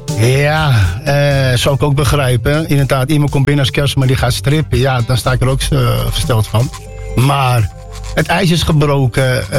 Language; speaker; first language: Dutch; early bilingual, other home language; Central Atlas Tamazight